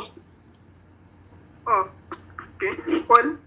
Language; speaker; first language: English; non-native, learner; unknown